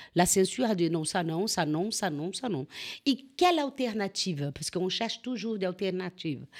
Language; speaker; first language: French; non-native, fluent; Portuguese